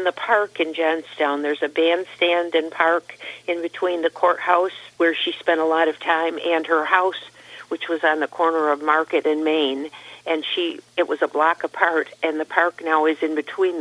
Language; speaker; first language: English; native; English